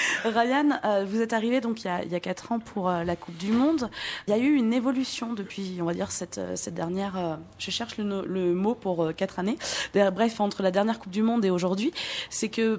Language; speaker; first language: French; native; French